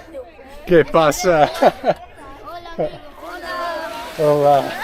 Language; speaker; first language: Spanish; non-native, learner; English